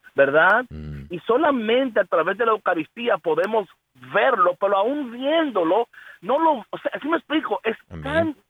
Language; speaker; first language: Spanish; early bilingual, heritage; Spanish